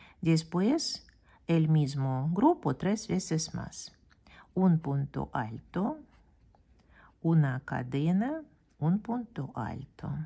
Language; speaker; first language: Spanish; non-native, fluent; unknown